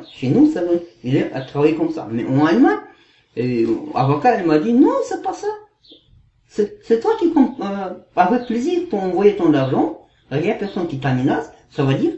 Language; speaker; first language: French; non-native, learner; Kazakh